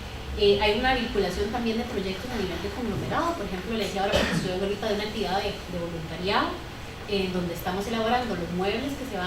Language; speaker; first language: Spanish; native; Spanish